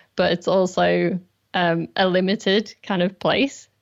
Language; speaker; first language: English; native; English